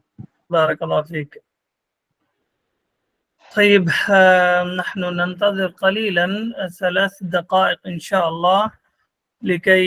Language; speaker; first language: Arabic; non-native, fluent; Bangla